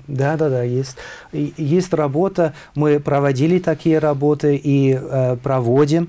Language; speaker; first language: Russian; non-native, fluent; German